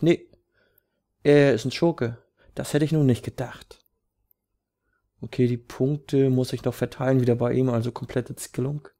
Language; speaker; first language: German; native; German